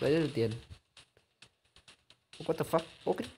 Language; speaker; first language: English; non-native, learner; Vietnamese